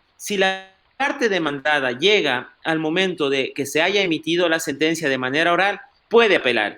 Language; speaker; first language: Spanish; native; Spanish